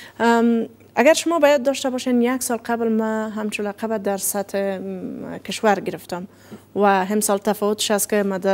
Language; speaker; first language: Persian; native; Persian